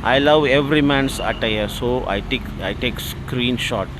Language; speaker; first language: English; non-native, local second language; Tamil